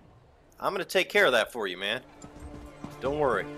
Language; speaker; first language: English; native; English